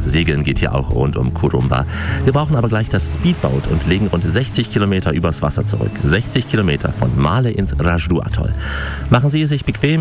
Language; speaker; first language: German; native; German